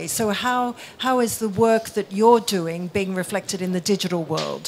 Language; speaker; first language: English; native; English